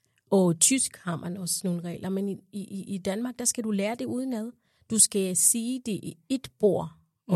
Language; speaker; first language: Danish; non-native, fluent; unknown